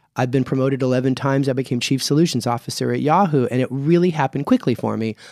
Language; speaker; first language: English; native; English